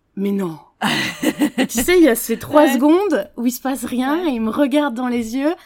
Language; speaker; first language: French; native; French